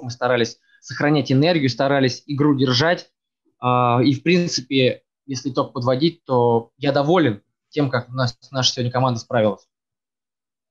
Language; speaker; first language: Russian; native; Russian